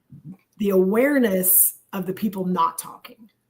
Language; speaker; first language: English; native; English